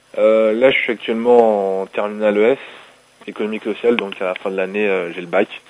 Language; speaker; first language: French; early bilingual, other home language; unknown